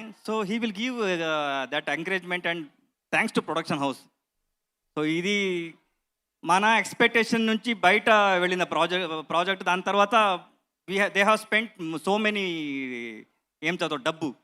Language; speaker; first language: Telugu; non-native, learner; Kannada